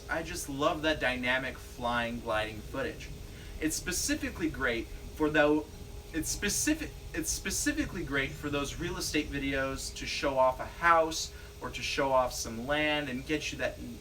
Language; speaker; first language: English; native; English